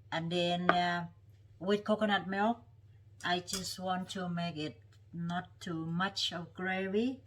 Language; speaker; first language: English; non-native, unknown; Thai